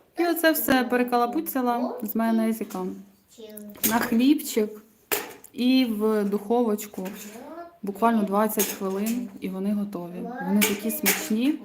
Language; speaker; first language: Ukrainian; non-native, local second language; Russian